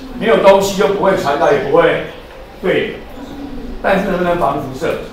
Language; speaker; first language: Chinese; native; Chinese